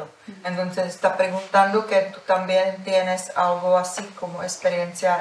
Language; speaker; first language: Spanish; non-native, fluent; Czech